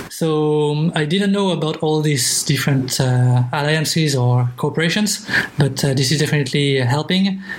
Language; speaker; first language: English; non-native, fluent; French